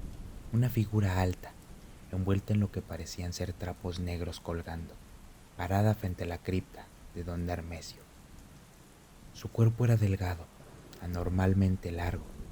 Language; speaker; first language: Spanish; native; Spanish